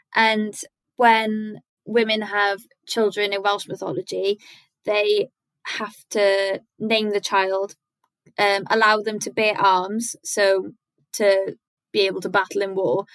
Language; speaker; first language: English; native; English